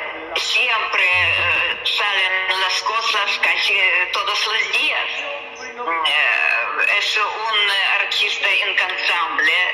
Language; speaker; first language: Spanish; non-native, learner; Russian